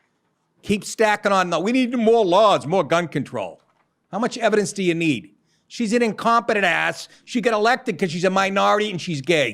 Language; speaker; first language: English; native; English